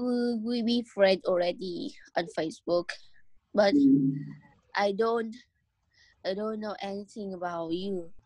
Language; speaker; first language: English; non-native, learner; Vietnamese